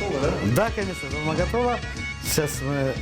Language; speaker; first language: Russian; non-native, fluent; Azerbaijani